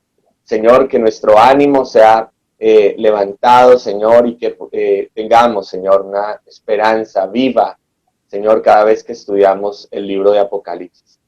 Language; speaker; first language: Spanish; native; Spanish